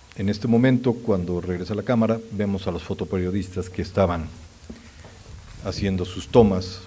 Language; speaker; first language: Spanish; native; Spanish